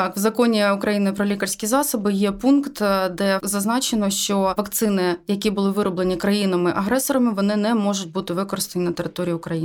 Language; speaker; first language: Ukrainian; native; Ukrainian